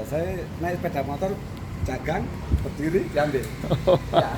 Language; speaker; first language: Indonesian; non-native, local second language; Javanese